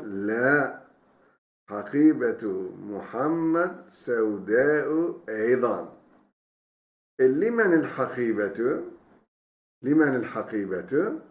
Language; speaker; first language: Arabic; non-native, fluent; Turkish